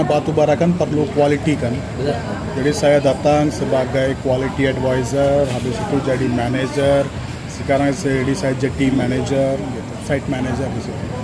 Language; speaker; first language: Indonesian; non-native, fluent; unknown